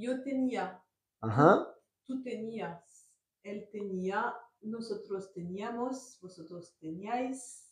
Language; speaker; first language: Spanish; non-native, learner; French